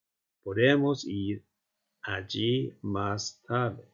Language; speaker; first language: Spanish; non-native, fluent; Icelandic